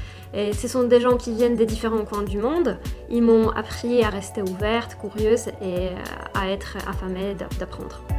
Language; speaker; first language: French; non-native, fluent; Polish